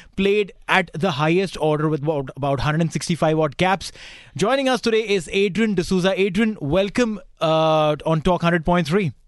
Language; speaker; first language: English; non-native, local second language; Hindi